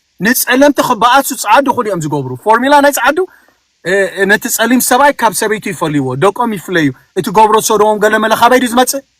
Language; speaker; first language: Tigrinya; early bilingual, heritage; Tigrinya